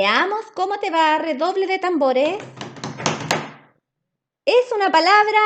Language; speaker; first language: Spanish; native; Spanish